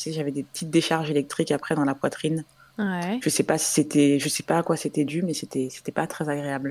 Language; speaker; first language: French; native; French